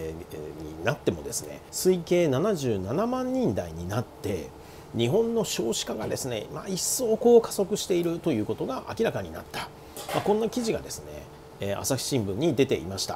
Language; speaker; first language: Japanese; native; Japanese